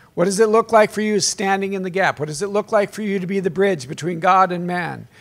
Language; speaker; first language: English; native; English